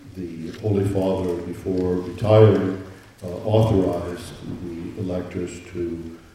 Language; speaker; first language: English; native; English